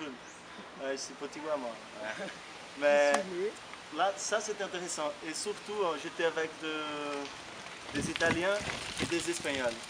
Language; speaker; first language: French; non-native, fluent; Portuguese